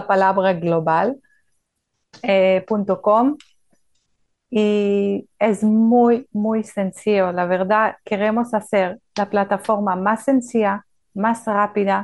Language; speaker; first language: Spanish; non-native, fluent; Hebrew